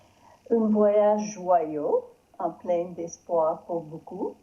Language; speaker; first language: French; non-native, learner; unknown